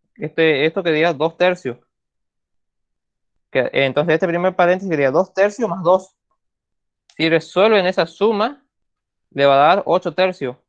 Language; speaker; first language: Spanish; native; Spanish